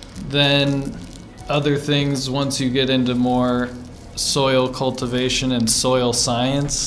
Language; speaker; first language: English; native; English